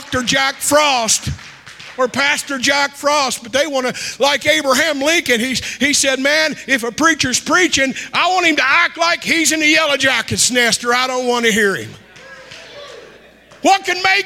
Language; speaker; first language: English; native; English